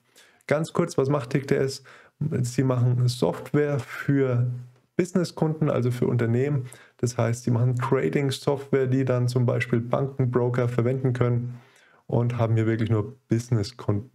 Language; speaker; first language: German; native; German